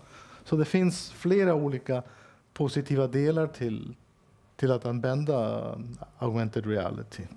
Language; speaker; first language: Swedish; non-native, fluent; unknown